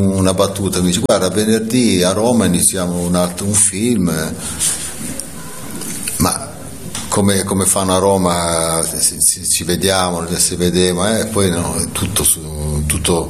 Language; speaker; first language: Italian; native; Italian